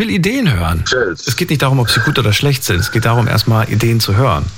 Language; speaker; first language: German; native; German